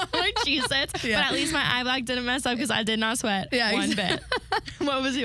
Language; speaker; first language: English; native; English